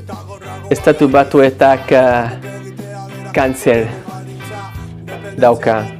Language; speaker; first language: Basque; non-native, learner; English